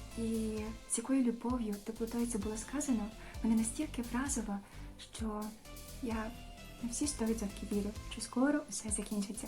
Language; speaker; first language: Ukrainian; native; Ukrainian